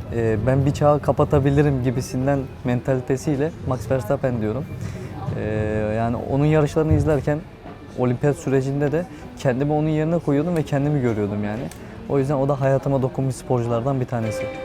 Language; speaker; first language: Turkish; native; Turkish